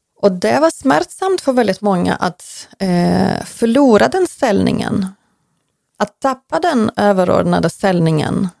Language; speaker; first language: Swedish; non-native, fluent; Ukrainian